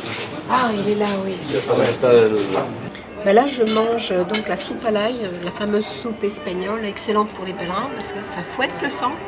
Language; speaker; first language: French; native; French